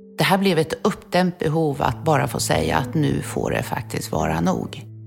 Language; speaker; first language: Swedish; native; Swedish